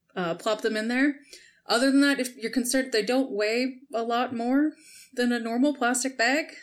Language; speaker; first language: English; native; English